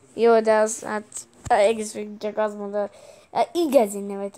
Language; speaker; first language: Hungarian; early bilingual, heritage; Hungarian